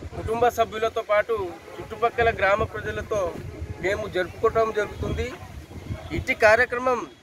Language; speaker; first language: Telugu; non-native, local second language; Lambadi